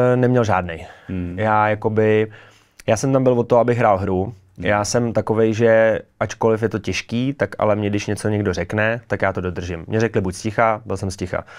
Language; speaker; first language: Czech; native; Czech